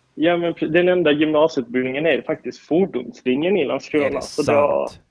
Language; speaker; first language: Swedish; native; Swedish